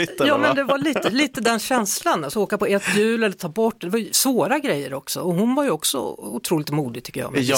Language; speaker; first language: Swedish; native; Swedish